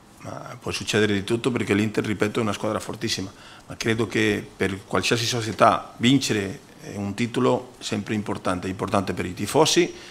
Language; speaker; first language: Italian; non-native, fluent; Spanish